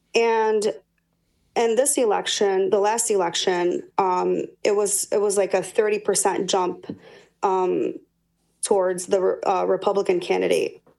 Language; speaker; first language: English; native; English